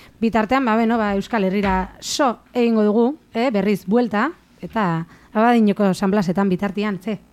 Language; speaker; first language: Basque; native; Basque